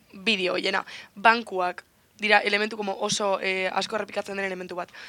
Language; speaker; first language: Basque; non-native, local second language; Spanish